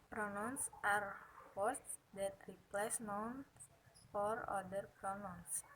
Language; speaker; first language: English; non-native, learner; Indonesian